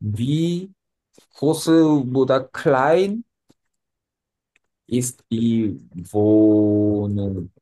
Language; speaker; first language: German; non-native, fluent; Korean